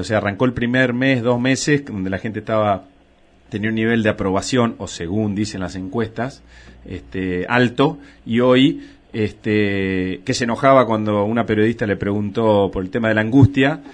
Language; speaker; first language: Spanish; native; Spanish